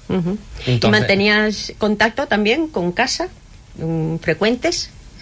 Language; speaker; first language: Spanish; native; Spanish